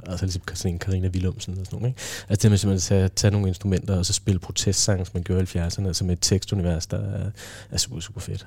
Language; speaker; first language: Danish; native; Danish